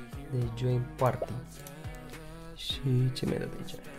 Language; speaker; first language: English; non-native, learner; Romanian